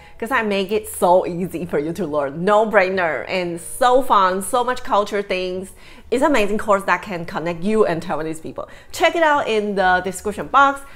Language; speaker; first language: English; non-native, fluent; Chinese